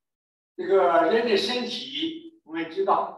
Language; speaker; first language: Chinese; native; Chinese